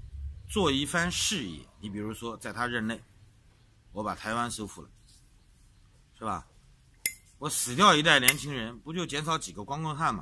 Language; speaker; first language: Chinese; native; Chinese